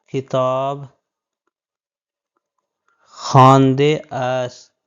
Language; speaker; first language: Persian; non-native, fluent; Urdu